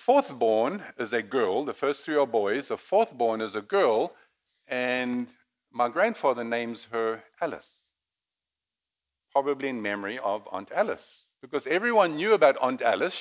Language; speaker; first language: English; native; English